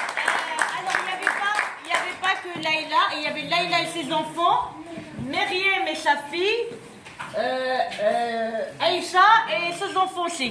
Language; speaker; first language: French; native; French